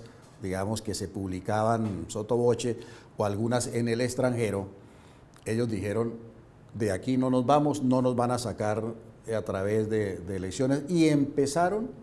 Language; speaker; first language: Spanish; native; Spanish